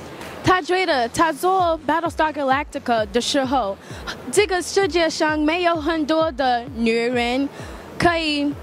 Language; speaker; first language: Chinese; non-native, learner; English